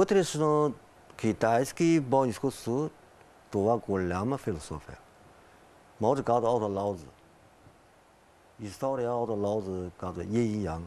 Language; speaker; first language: Bulgarian; non-native, learner; Chinese